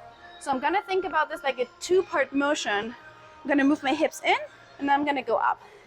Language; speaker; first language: English; native; English